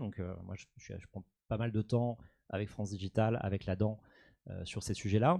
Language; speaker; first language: French; native; French